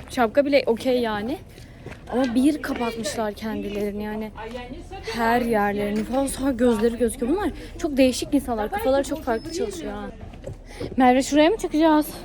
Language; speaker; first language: Turkish; native; Turkish